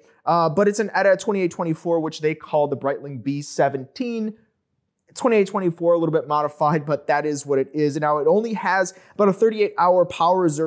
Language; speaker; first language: English; native; English